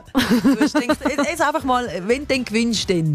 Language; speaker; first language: German; native; German